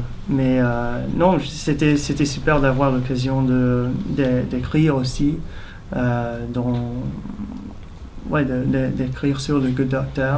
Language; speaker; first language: French; non-native, fluent; English